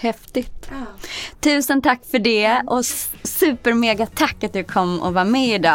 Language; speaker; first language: Swedish; native; Swedish